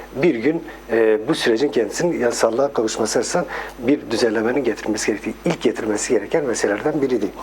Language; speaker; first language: Turkish; non-native, local second language; Kurdish